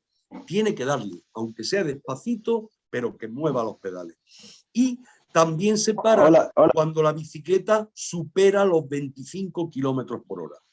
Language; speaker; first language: Spanish; native; Spanish